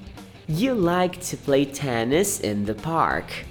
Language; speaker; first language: English; non-native, fluent; Portuguese